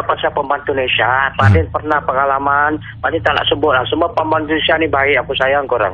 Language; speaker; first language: Malay; native; Malay